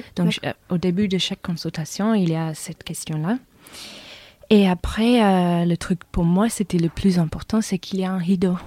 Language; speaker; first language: French; non-native, fluent; English